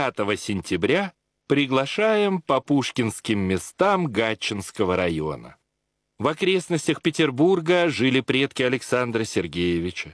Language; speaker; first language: Russian; native; Russian